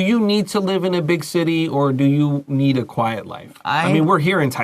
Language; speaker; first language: English; native; English